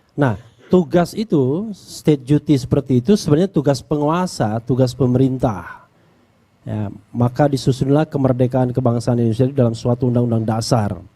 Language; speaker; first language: Indonesian; native; Indonesian